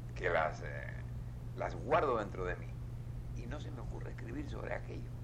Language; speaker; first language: Spanish; native; Spanish